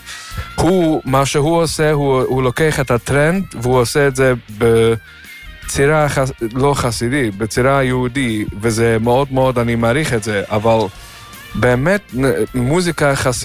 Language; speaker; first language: Hebrew; non-native, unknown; Yiddish